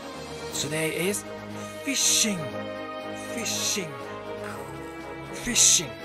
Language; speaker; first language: English; non-native, learner; Japanese